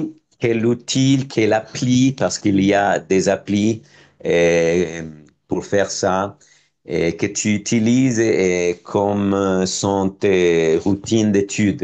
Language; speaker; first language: French; non-native, fluent; Spanish